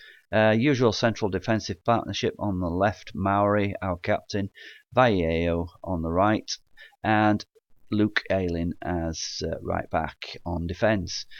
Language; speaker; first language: English; native; English